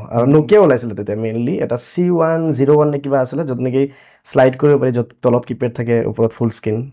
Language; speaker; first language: Assamese; non-native, local second language; Bangla